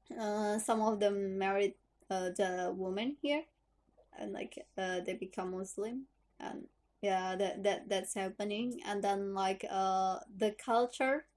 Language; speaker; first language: English; non-native, learner; Indonesian